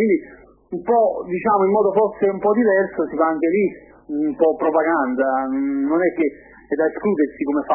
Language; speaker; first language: Italian; native; Italian